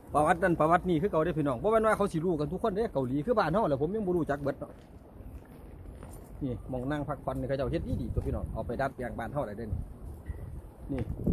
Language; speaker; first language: Thai; native; Thai